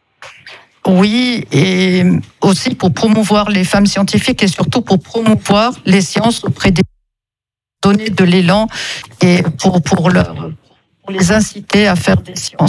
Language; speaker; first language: French; native; French